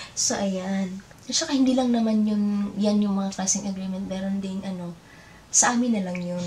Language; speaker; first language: Filipino; native; Filipino